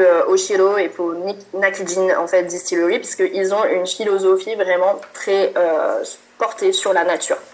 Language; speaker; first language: French; native; French